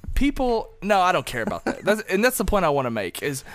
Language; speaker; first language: English; native; English